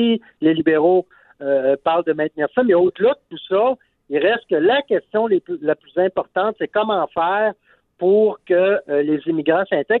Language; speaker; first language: French; native; French